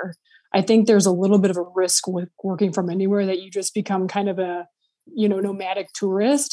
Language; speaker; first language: English; native; English